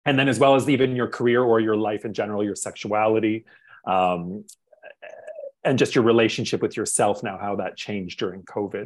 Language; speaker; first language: English; native; English